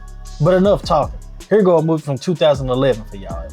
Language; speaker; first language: English; native; English